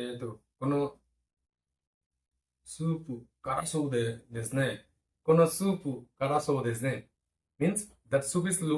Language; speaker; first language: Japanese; non-native, fluent; Bangla